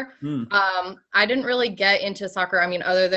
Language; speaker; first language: English; native; English